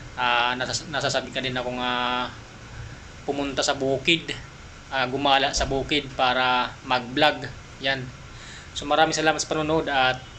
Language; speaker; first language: Filipino; non-native, local second language; Bikol